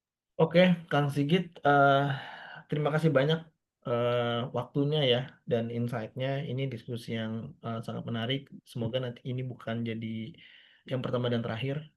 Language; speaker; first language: Indonesian; native; Indonesian